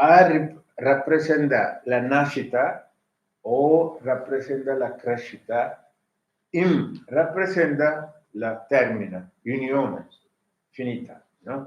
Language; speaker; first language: Italian; non-native, learner; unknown